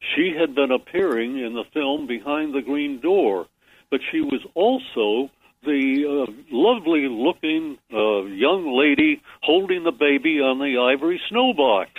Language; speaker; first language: English; native; English